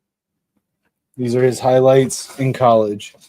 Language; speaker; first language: English; native; English